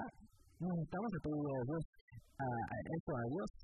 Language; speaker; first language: Spanish; early bilingual, heritage; English